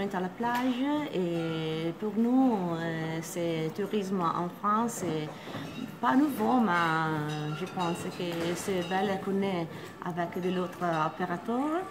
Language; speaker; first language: French; non-native, learner; Italian